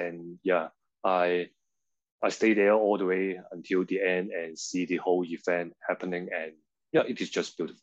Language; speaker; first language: English; non-native, local second language; Cantonese